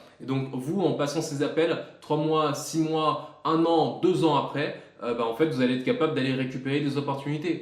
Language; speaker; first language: French; native; French